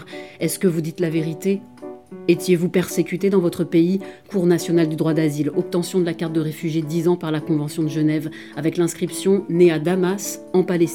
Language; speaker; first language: French; native; French